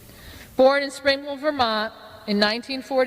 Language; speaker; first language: English; native; English